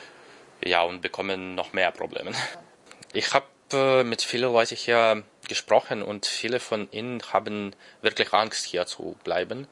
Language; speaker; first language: German; non-native, learner; Ukrainian